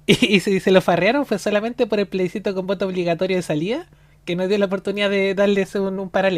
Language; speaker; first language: Spanish; native; Spanish